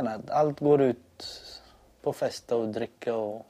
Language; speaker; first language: Swedish; non-native, local second language; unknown